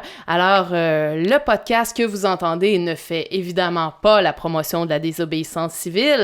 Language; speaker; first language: French; native; French